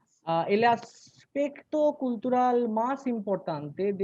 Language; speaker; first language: Spanish; non-native, learner; Bangla